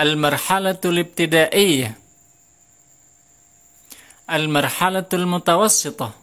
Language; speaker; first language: Arabic; non-native, fluent; Indonesian